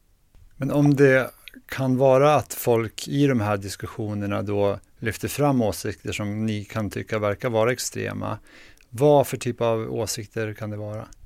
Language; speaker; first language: Swedish; native; Swedish